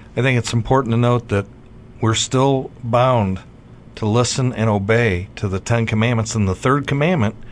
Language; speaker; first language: English; native; English